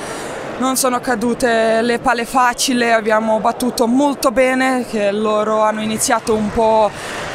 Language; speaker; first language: Italian; non-native, fluent; Serbian